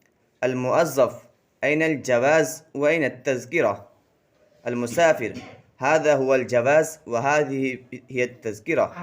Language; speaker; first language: Arabic; non-native, learner; Bangla